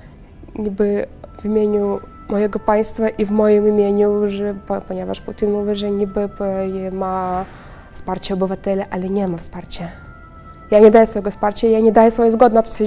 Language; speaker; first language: Polish; non-native, fluent; Russian